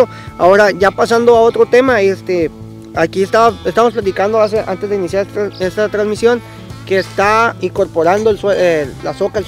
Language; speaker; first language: Spanish; native; Spanish